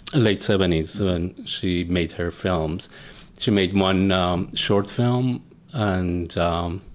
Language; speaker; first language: English; non-native, fluent; Persian